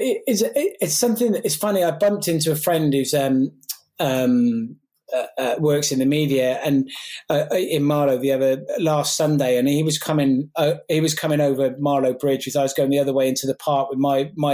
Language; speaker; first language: English; native; English